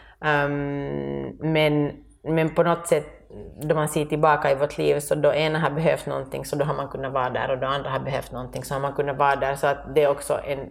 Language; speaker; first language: Swedish; native; Swedish